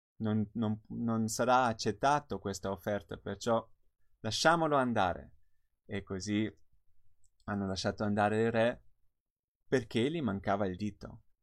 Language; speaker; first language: Italian; non-native, fluent; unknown